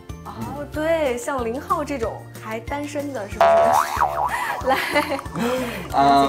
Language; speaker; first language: Chinese; native; Chinese